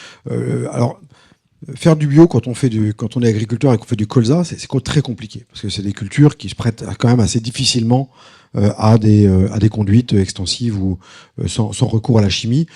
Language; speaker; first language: French; native; French